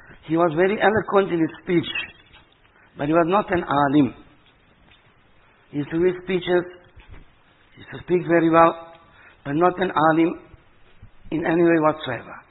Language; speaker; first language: English; native; English